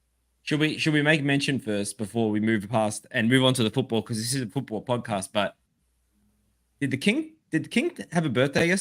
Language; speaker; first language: English; native; English